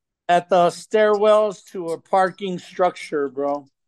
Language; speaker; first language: English; early bilingual, other home language; Spanish